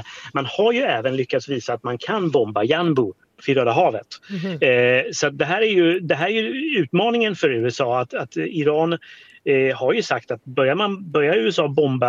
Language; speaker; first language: Swedish; native; Swedish